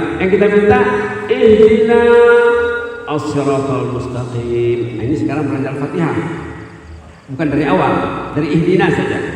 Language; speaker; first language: Indonesian; non-native, local second language; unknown